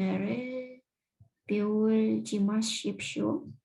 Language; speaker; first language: Korean; non-native, learner; Russian